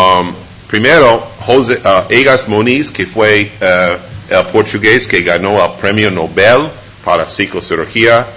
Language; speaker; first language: Spanish; non-native, fluent; English